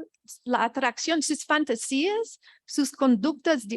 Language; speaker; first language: Spanish; non-native, fluent; English